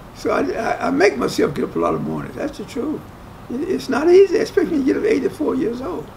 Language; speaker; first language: English; native; English